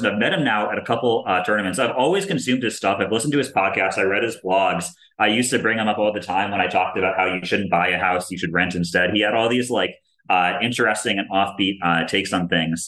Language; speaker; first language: English; native; English